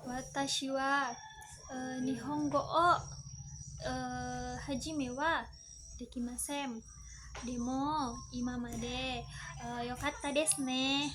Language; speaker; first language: Japanese; non-native, learner; Indonesian